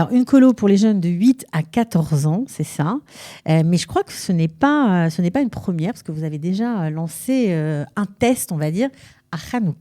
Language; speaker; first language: French; native; French